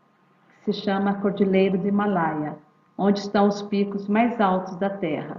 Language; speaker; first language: Portuguese; native; Portuguese